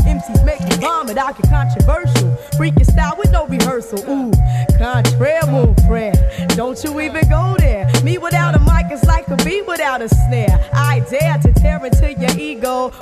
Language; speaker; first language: English; non-native, fluent; Dutch